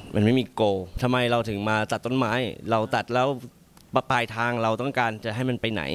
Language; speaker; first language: Thai; early bilingual, other home language; English